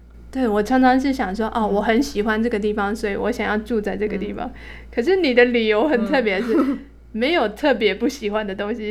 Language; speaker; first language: Chinese; native; Chinese